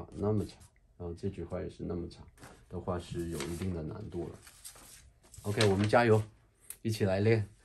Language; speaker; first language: Chinese; native; Chinese